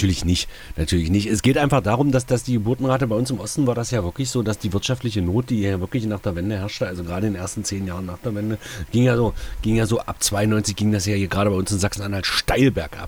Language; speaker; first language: German; native; German